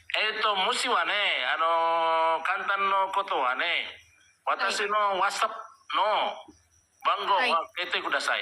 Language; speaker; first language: Japanese; non-native, learner; Indonesian